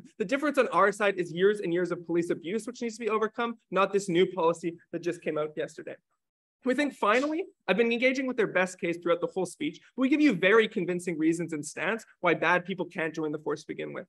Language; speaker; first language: English; native; English